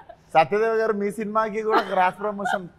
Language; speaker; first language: Telugu; native; Telugu